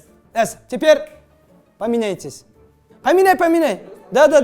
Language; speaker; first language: Russian; non-native, local second language; Kazakh